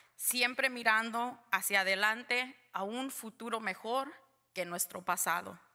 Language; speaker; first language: Spanish; early bilingual, heritage; Spanish